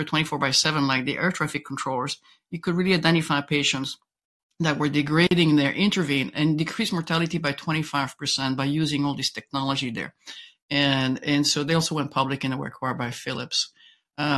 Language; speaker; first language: English; non-native, fluent; French